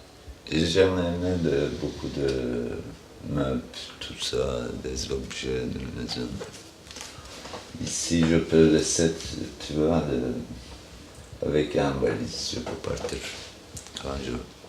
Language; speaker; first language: French; non-native, learner; Turkish